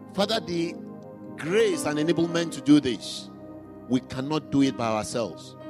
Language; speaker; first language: English; non-native, local second language; Igbo